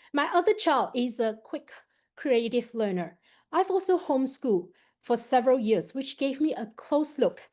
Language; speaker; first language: English; non-native, local second language; Chinese